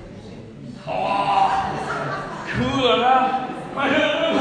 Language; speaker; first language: German; non-native, fluent; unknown